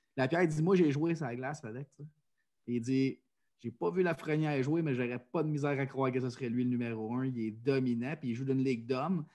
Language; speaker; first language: French; native; French